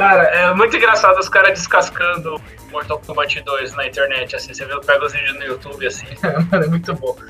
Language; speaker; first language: Portuguese; native; Portuguese